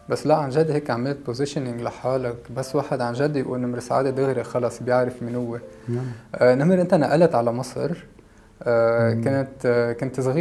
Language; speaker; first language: Arabic; native; Arabic